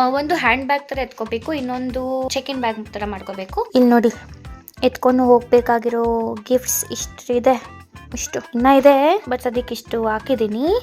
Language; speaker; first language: Kannada; native; Kannada